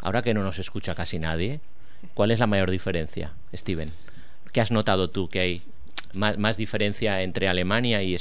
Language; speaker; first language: Spanish; native; Spanish